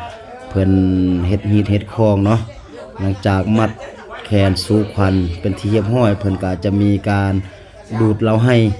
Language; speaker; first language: Thai; non-native, local second language; Lao